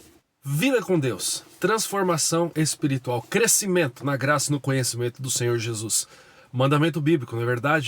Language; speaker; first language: Portuguese; native; Portuguese